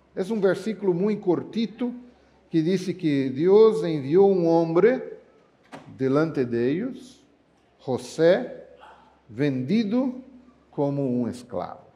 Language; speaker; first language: Spanish; non-native, fluent; Portuguese